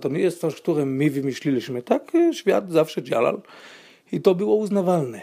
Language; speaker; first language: Polish; non-native, fluent; Hebrew